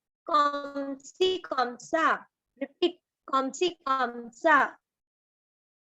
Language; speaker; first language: French; non-native, learner; Hindi